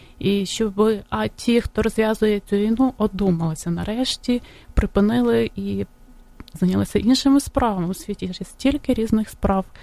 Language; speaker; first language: Ukrainian; native; Ukrainian